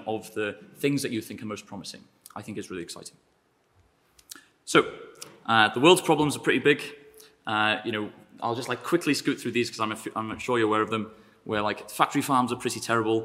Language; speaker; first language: English; native; English